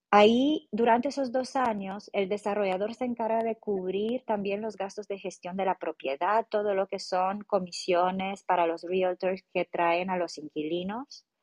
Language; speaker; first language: Spanish; non-native, fluent; Romanian